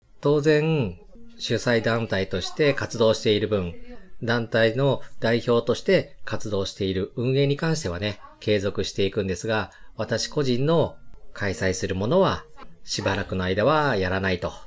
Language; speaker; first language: Japanese; native; Japanese